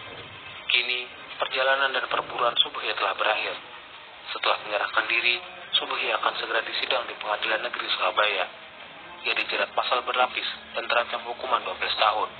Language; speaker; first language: Indonesian; native; Indonesian